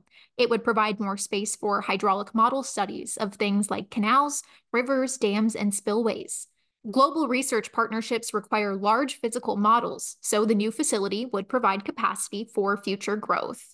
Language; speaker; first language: English; native; English